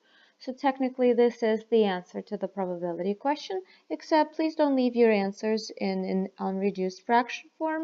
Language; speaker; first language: English; non-native, fluent; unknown